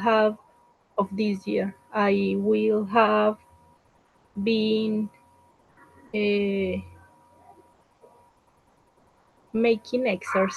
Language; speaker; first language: English; non-native, learner; Spanish